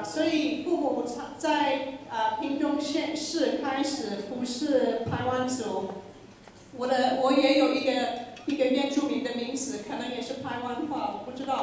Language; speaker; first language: Chinese; early bilingual, other home language; English